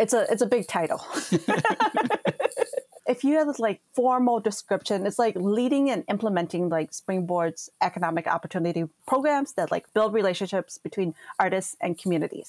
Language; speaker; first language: English; native; English